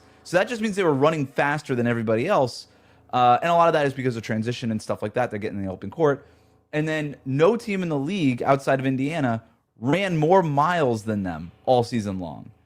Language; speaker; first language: English; native; English